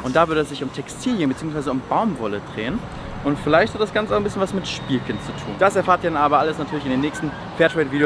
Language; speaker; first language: German; native; German